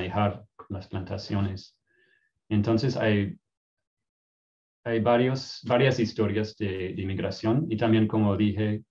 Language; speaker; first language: Spanish; non-native, fluent; English